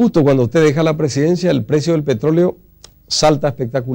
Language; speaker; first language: Spanish; native; Spanish